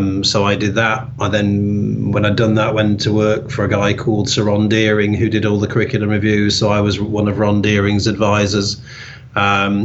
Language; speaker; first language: English; native; English